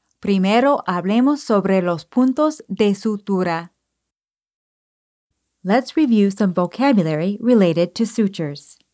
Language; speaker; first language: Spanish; non-native, fluent; English